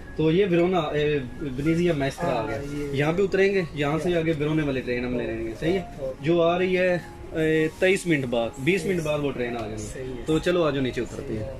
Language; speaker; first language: Urdu; non-native, local second language; Punjabi